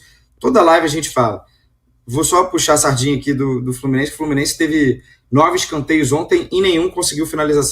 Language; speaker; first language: Portuguese; native; Portuguese